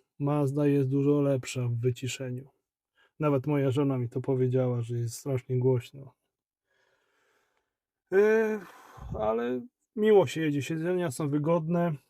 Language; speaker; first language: Polish; native; Polish